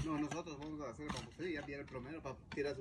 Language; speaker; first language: Spanish; native; Spanish